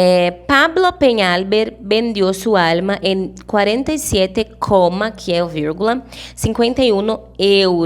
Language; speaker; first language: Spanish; non-native, fluent; Portuguese